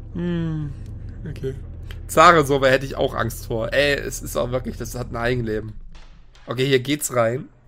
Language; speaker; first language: German; native; German